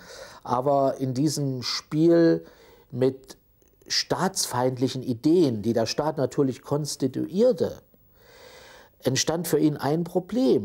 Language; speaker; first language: German; native; German